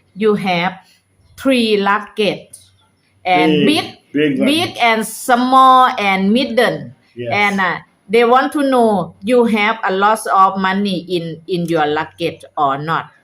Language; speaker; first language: English; non-native, learner; Thai